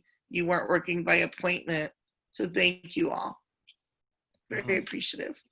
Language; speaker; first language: English; native; English